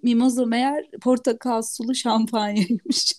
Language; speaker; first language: Turkish; native; Turkish